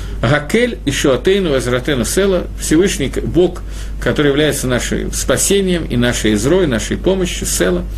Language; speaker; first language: Russian; native; Russian